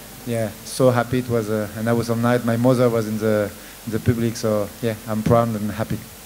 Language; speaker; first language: English; non-native, fluent; French